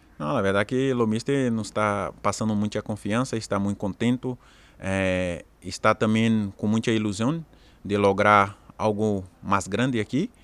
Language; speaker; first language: Portuguese; native; Portuguese